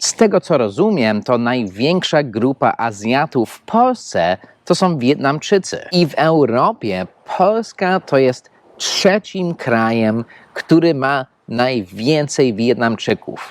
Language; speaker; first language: Polish; non-native, fluent; English